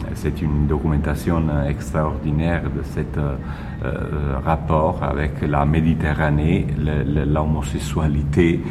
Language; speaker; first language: French; non-native, learner; Italian